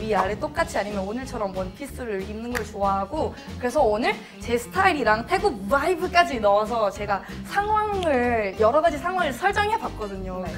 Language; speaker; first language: Korean; non-native, fluent; Thai